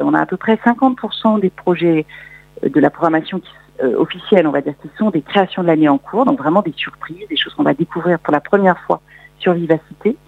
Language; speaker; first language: French; native; French